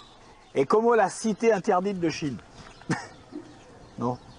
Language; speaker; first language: French; native; French